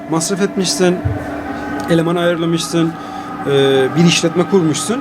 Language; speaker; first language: Turkish; non-native, fluent; Persian